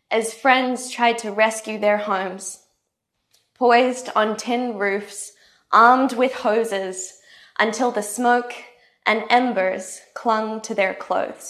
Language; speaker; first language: English; native; English